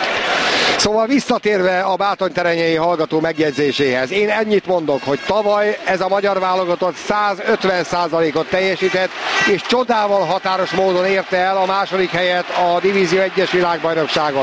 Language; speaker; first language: Hungarian; native; Hungarian